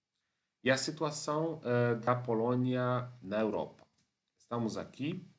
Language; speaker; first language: Portuguese; non-native, fluent; Polish